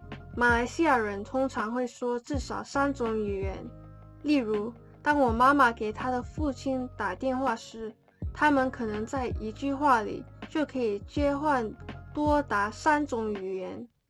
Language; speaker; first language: Chinese; non-native, learner; English